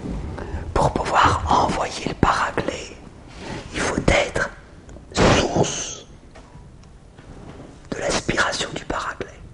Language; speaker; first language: French; native; French